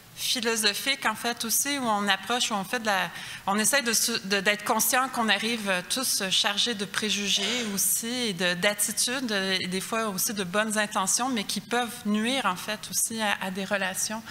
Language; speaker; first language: French; native; French